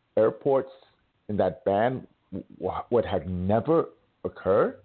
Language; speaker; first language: English; native; English